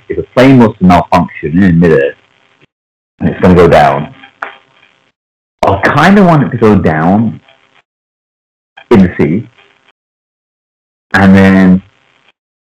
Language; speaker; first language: English; non-native, local second language; Punjabi